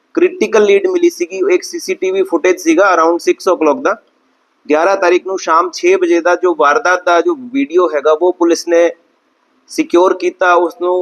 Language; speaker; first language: Hindi; non-native, local second language; Punjabi